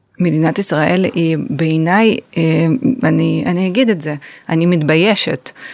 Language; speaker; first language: Hebrew; non-native, fluent; Russian